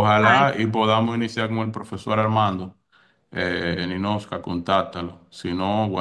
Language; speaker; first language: Spanish; native; Spanish